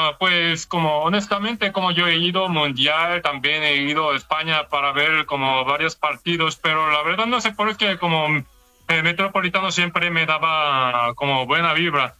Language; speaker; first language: Spanish; non-native, learner; Korean